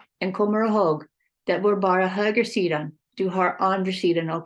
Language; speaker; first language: Swedish; non-native, learner; English